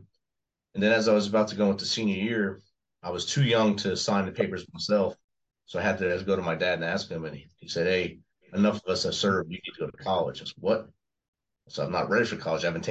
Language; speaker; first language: English; native; English